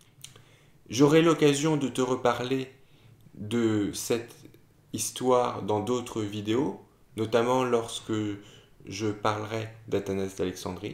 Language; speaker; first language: French; native; French